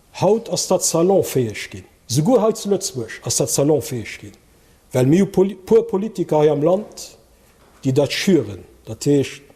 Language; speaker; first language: Luxembourgish; early bilingual, other home language; Kabuverdianu